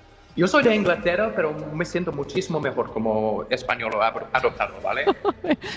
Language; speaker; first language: Spanish; non-native, fluent; English